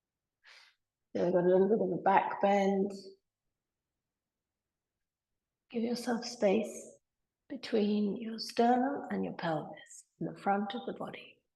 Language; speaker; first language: English; native; English